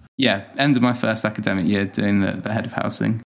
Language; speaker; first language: English; native; English